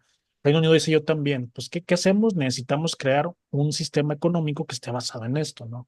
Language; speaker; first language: Spanish; native; Spanish